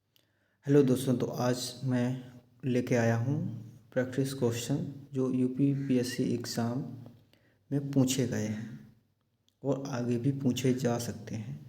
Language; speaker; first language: Hindi; native; Hindi